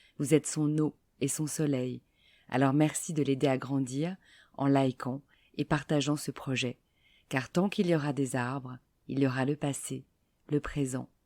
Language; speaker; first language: French; native; French